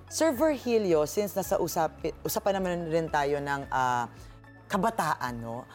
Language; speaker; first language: Filipino; native; Filipino